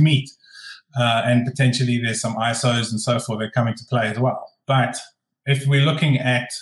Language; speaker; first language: English; native; English